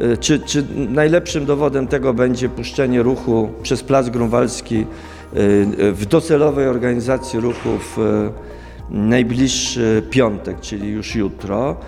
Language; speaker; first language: Polish; native; Polish